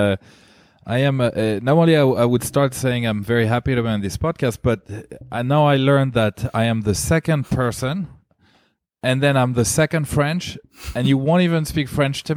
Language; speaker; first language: English; non-native, fluent; French